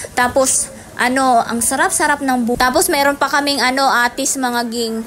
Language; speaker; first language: Filipino; non-native, local second language; Cebuano